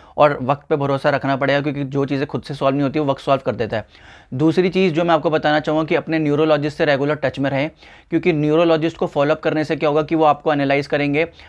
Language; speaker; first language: Hindi; native; Hindi